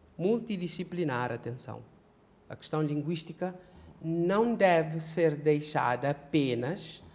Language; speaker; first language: Portuguese; non-native, local second language; Kabuverdianu